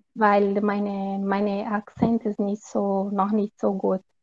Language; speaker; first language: German; non-native, learner; Portuguese